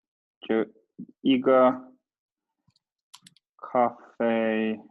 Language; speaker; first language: Chinese; non-native, learner; Swedish